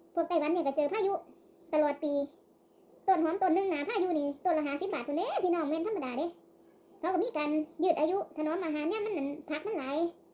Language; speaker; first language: Thai; native; Thai